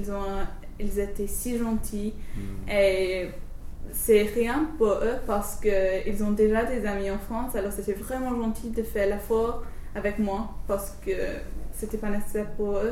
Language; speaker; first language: French; non-native, fluent; English